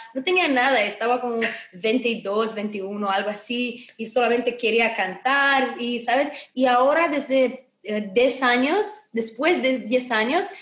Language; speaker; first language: Spanish; non-native, fluent; Romanian